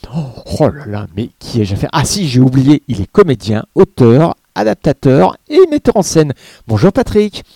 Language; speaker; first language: French; native; French